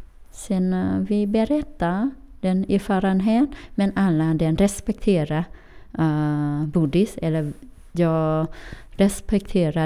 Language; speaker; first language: Swedish; non-native, learner; Vietnamese